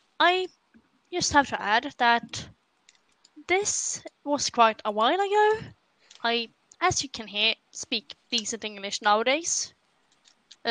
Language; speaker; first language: English; non-native, fluent; Swedish